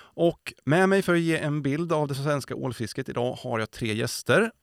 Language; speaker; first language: Swedish; native; Swedish